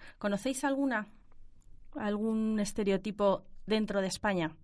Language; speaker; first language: Spanish; native; Spanish